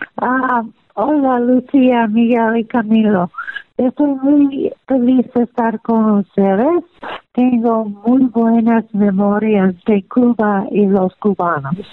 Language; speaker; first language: Spanish; non-native, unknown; English